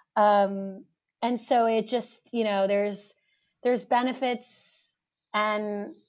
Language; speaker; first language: English; native; English